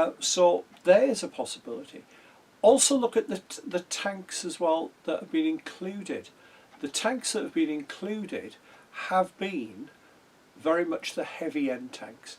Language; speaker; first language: English; native; English